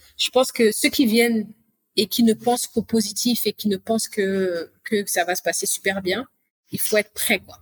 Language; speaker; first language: French; native; French